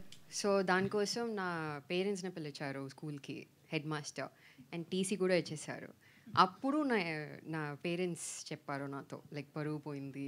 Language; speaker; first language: Telugu; non-native, fluent; Tamil